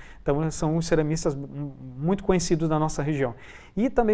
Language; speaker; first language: Portuguese; native; Portuguese